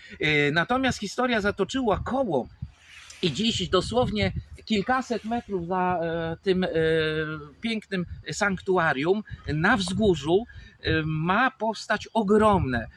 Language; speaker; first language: Polish; native; Polish